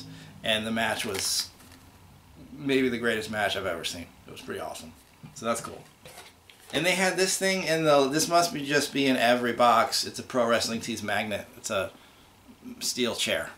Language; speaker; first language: English; native; English